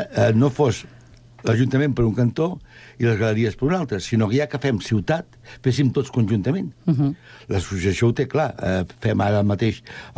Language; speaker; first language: Catalan; native; Catalan